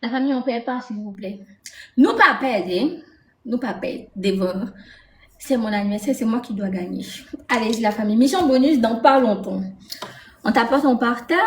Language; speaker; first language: French; native; French